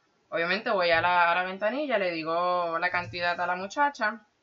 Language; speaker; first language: Spanish; early bilingual, heritage; Spanish